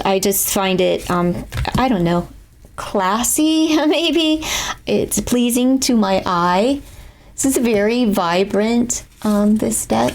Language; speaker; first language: English; native; English